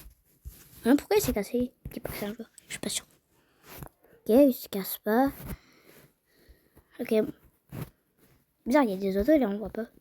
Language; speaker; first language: French; native; French